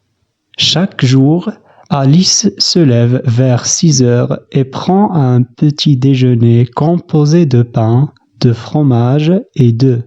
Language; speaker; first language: French; non-native, fluent; Arabic